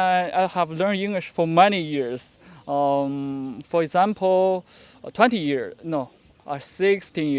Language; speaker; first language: English; non-native, learner; Chinese